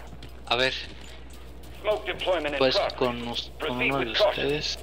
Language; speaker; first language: Spanish; native; Spanish